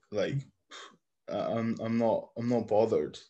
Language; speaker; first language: English; native; English